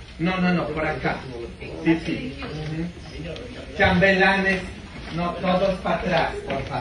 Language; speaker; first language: Spanish; non-native, fluent; English